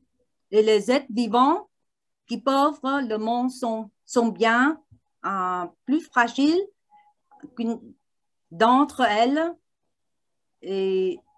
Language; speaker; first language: French; non-native, learner; Vietnamese